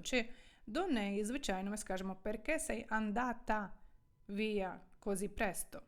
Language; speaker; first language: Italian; non-native, fluent; Ukrainian